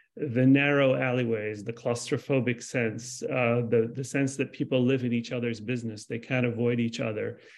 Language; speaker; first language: English; early bilingual, other home language; Arabic